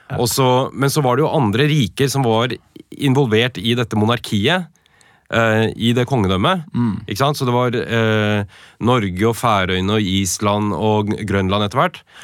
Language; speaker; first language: Norwegian; native; Norwegian